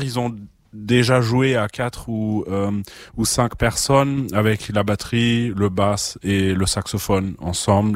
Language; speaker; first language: French; non-native, fluent; German